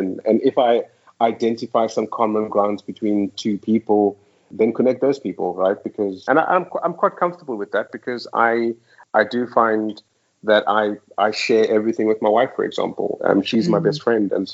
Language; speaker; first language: English; native; English